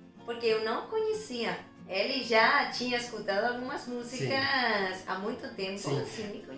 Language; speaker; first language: Portuguese; non-native, fluent; Spanish